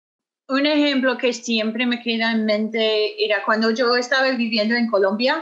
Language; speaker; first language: Spanish; non-native, fluent; English